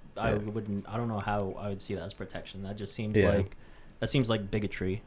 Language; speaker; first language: English; native; English